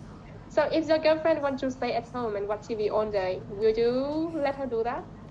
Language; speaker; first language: English; non-native, fluent; Vietnamese